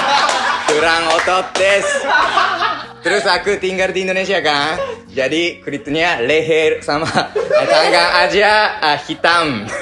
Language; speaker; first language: Indonesian; non-native, learner; Japanese